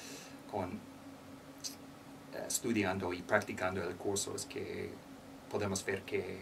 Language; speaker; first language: Spanish; non-native, learner; English